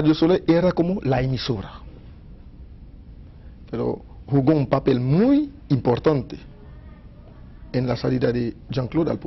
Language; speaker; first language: Spanish; non-native, fluent; Haitian Creole